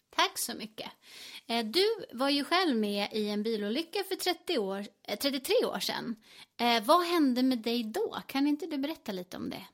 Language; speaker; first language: Swedish; native; Swedish